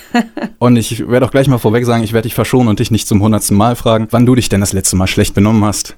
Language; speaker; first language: German; native; German